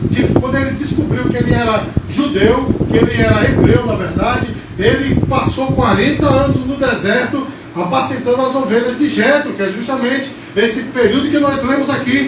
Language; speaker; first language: Portuguese; native; Portuguese